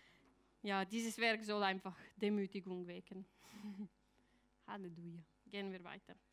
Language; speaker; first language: German; non-native, fluent; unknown